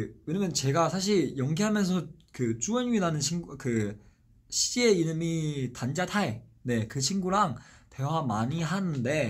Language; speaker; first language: Korean; non-native, fluent; Chinese